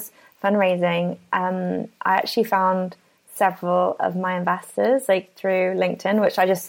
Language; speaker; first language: English; native; English